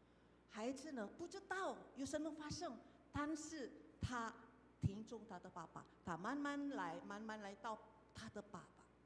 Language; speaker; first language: Chinese; non-native, fluent; Indonesian